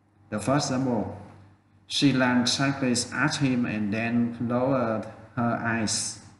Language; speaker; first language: English; non-native, fluent; Vietnamese